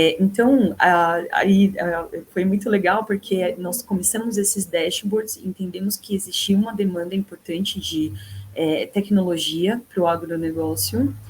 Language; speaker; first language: Portuguese; native; Portuguese